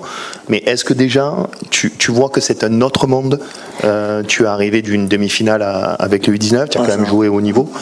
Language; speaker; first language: French; native; French